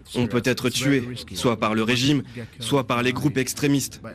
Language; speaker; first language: French; non-native, fluent; Arabic